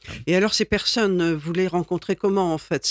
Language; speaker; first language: French; native; French